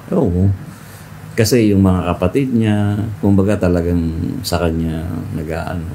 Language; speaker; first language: Filipino; native; Filipino